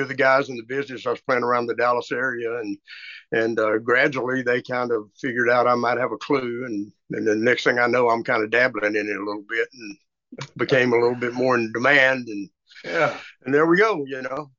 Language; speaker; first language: English; native; English